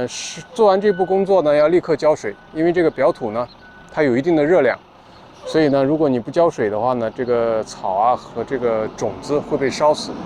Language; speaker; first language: Chinese; native; Chinese